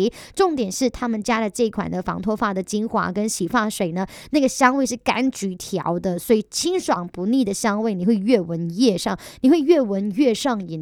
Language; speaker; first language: Chinese; native; Chinese